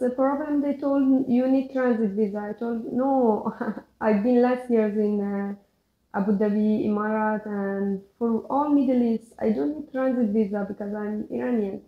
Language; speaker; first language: English; non-native, learner; Persian